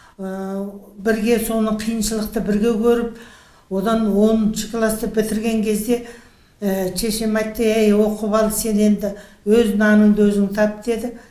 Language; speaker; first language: Kazakh; native; Kazakh